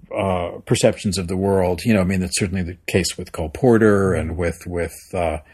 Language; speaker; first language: English; native; English